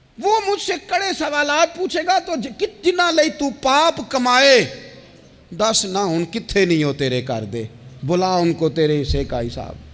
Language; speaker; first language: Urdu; non-native, local second language; Punjabi